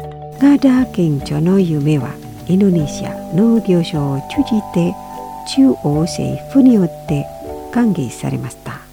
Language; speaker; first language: Japanese; non-native, fluent; Indonesian